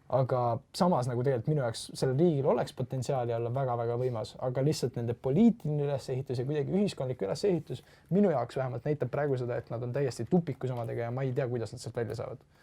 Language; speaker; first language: Estonian; non-native, local second language; Russian